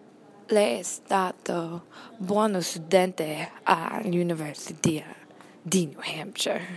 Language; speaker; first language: Italian; non-native, learner; English